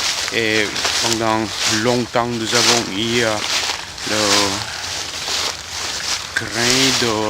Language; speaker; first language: French; non-native, fluent; Korean